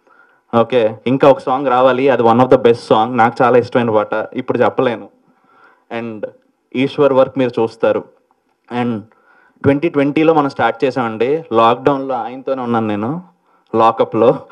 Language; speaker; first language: Telugu; native; Telugu